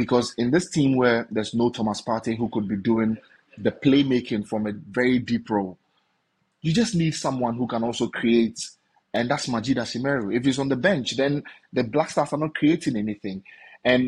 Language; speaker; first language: English; non-native, local second language; Akan